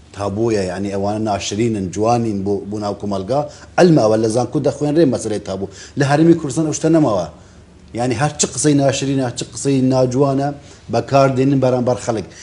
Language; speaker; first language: Central Kurdish; non-native, local second language; Kurdish